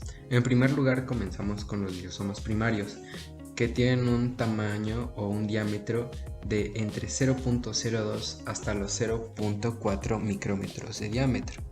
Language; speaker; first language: Spanish; native; Spanish